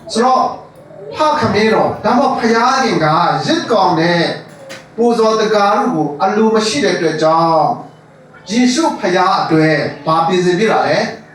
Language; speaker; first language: Burmese; non-native, local second language; Hakha Chin